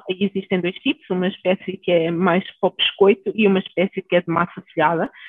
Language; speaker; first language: Portuguese; early bilingual, other home language; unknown